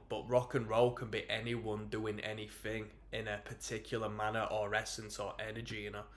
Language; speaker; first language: English; native; English